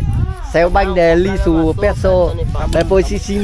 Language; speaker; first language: Portuguese; non-native, learner; Vietnamese